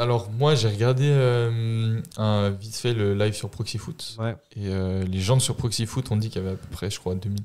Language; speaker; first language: French; native; French